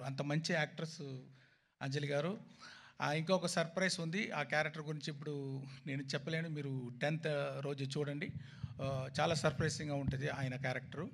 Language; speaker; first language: Telugu; non-native, learner; Tamil